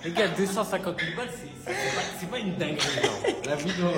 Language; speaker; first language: French; native; French